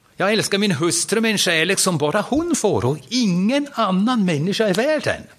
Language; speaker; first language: Swedish; non-native, fluent; German